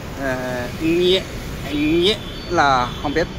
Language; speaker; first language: Vietnamese; non-native, learner; Japanese